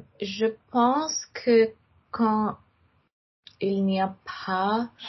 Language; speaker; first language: French; non-native, learner; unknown